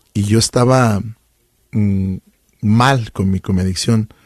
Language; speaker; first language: Spanish; native; Spanish